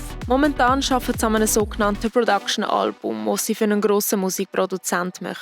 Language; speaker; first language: German; native; German